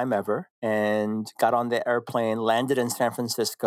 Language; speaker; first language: English; early bilingual, other home language; Korean